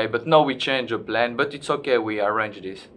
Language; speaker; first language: English; non-native, learner; French